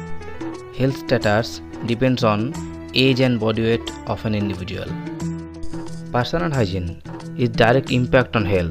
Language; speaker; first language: English; non-native, local second language; Bangla